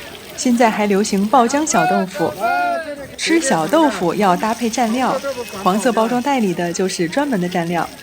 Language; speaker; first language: Chinese; native; Chinese